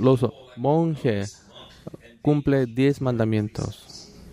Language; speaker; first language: Spanish; non-native, learner; Korean